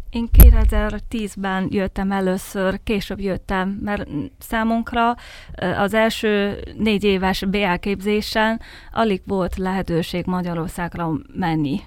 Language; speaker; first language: Hungarian; non-native, fluent; Chinese